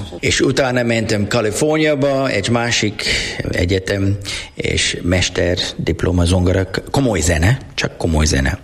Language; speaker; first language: Hungarian; non-native, learner; English